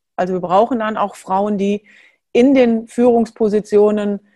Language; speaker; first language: German; native; German